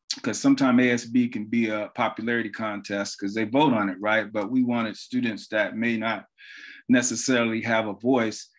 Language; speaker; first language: English; native; English